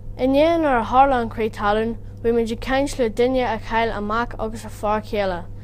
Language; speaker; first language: Irish; non-native, local second language; English